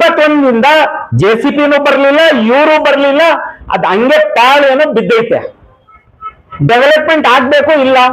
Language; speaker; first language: Kannada; native; Kannada